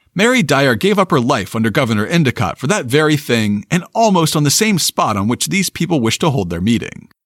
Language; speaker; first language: English; native; English